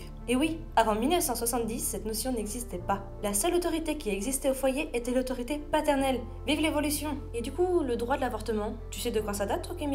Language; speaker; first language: French; native; French